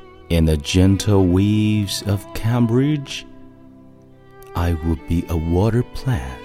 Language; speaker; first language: English; non-native, fluent; Chinese